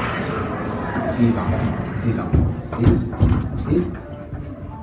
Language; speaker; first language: French; non-native, learner; Spanish